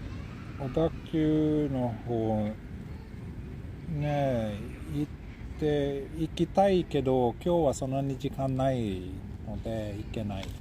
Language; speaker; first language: Japanese; non-native, fluent; Swedish